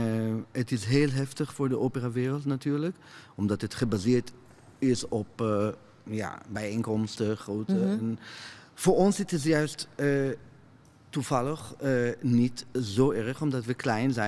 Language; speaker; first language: Dutch; non-native, fluent; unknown